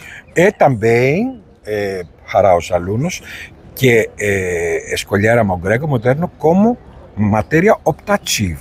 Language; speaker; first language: Portuguese; non-native, fluent; Greek